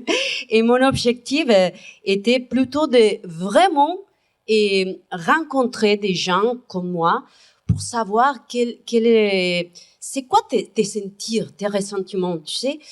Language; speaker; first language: French; non-native, fluent; Spanish